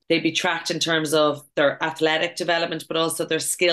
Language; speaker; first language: English; native; English